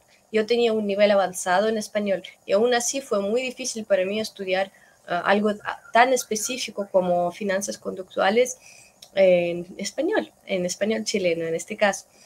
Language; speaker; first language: Spanish; non-native, fluent; Russian